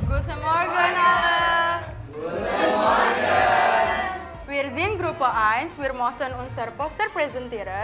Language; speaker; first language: German; non-native, learner; Indonesian